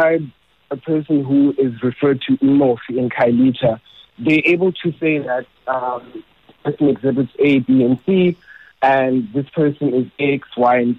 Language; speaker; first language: English; non-native, local second language; Xhosa